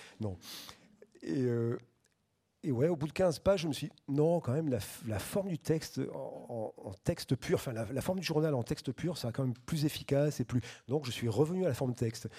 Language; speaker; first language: French; native; French